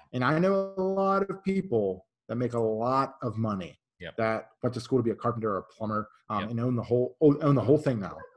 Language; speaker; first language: English; native; English